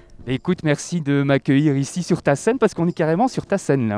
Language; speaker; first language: French; native; French